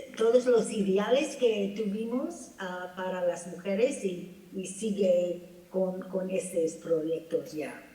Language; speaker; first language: Spanish; non-native, fluent; English